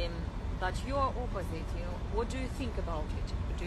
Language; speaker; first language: English; non-native, learner; Russian